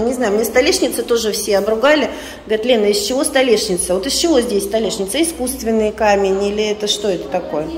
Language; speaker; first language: Russian; native; Russian